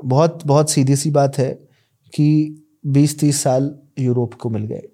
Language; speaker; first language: Hindi; native; Hindi